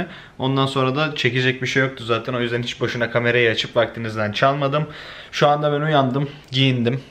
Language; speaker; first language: Turkish; native; Turkish